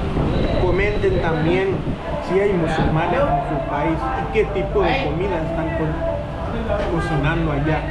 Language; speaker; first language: Spanish; non-native, fluent; Hindi